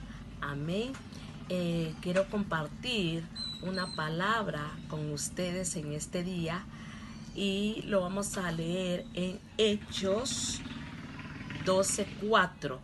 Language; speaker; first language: Spanish; non-native, local second language; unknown